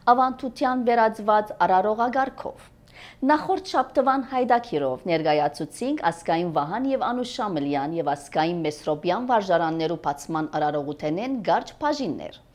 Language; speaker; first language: Armenian; early bilingual, heritage; Armenian